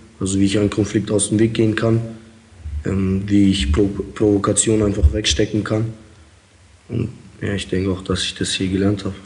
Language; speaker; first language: German; early bilingual, other home language; Russian